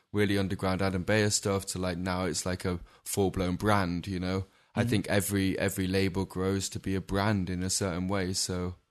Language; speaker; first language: English; native; English